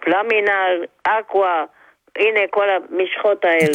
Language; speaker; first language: Hebrew; non-native, fluent; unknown